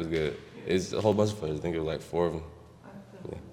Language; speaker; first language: English; native; English